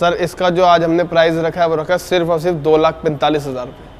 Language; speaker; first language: Hindi; native; Hindi